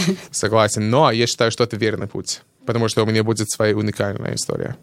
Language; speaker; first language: Russian; non-native, fluent; English